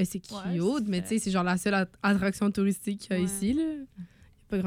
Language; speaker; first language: French; native; French